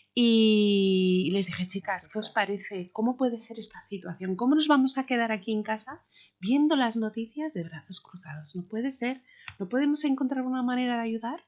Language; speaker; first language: Spanish; native; Spanish